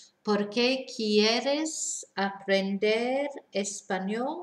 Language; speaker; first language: Spanish; non-native, fluent; English